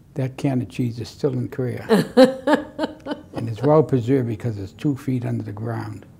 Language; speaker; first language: English; native; English